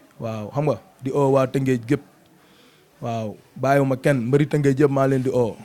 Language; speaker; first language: Wolof; native; Wolof